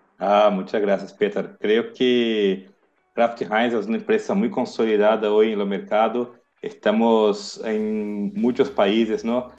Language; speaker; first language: Spanish; non-native, learner; Portuguese